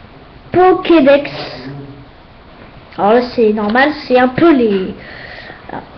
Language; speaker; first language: French; native; French